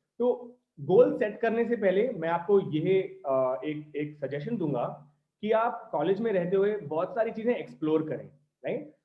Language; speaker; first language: Hindi; non-native, local second language; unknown